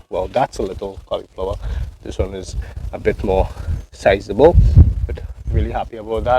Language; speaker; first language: English; native; English